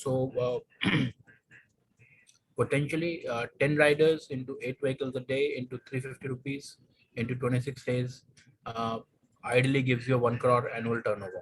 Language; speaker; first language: English; non-native, local second language; Hindi